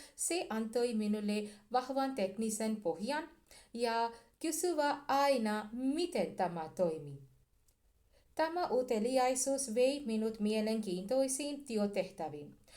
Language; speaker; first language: Finnish; non-native, learner; Tamil